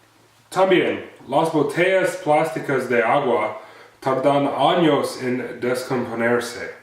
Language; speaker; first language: Spanish; non-native, learner; English